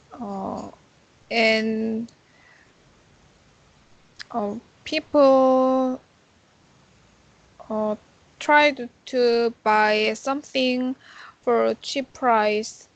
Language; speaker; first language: English; non-native, learner; Korean